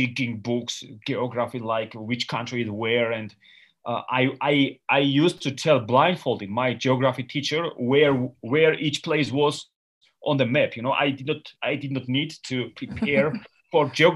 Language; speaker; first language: English; non-native, fluent; Georgian